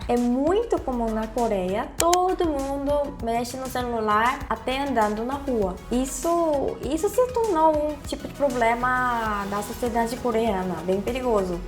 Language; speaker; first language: Portuguese; non-native, fluent; Korean